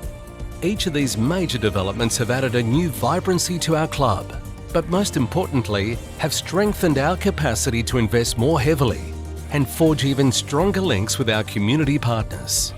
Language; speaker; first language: English; native; English